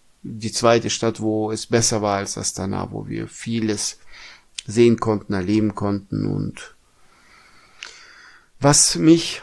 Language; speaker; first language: German; non-native, fluent; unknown